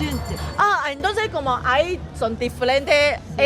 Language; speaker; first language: Spanish; non-native, learner; Chinese